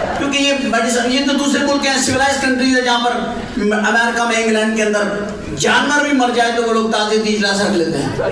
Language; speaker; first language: Urdu; native; Urdu